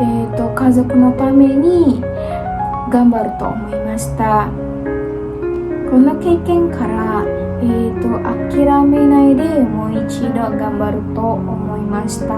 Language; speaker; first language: Japanese; non-native, learner; Indonesian